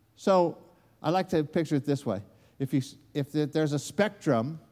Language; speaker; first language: English; native; English